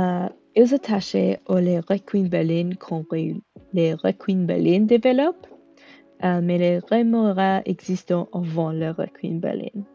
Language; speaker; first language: French; non-native, learner; English